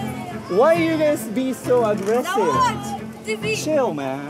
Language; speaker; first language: English; non-native, learner; Japanese